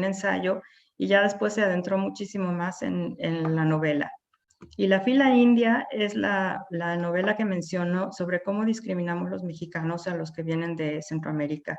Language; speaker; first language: Spanish; native; Spanish